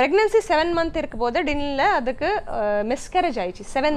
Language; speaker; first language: Tamil; non-native, learner; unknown